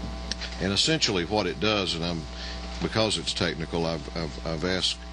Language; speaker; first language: English; native; English